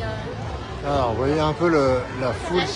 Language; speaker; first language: French; native; French